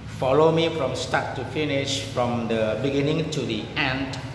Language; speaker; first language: English; non-native, fluent; Indonesian